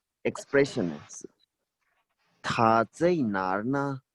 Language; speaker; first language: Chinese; non-native, fluent; Urdu